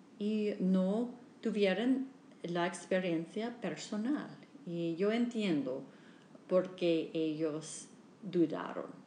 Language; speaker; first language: Spanish; non-native, learner; English